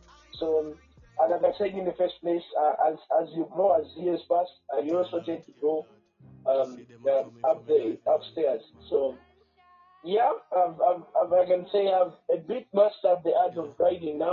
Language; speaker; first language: English; non-native, local second language; Nyanja